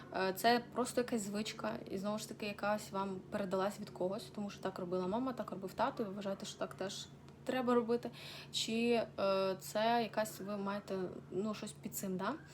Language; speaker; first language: Ukrainian; non-native, local second language; Russian